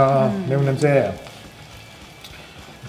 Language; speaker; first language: Korean; non-native, learner; English